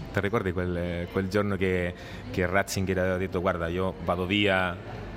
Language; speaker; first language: Italian; non-native, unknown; Spanish